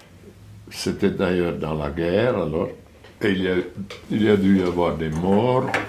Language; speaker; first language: French; non-native, fluent; German